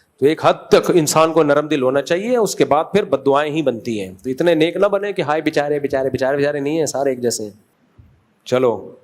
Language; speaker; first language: Urdu; native; Urdu